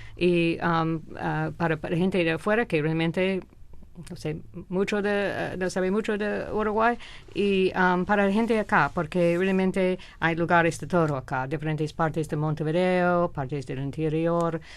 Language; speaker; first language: Spanish; non-native, fluent; English